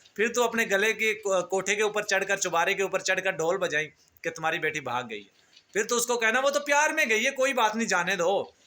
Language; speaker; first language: Urdu; non-native, local second language; Punjabi